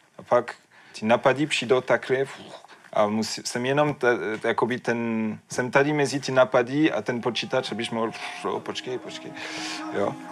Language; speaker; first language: Czech; non-native, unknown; French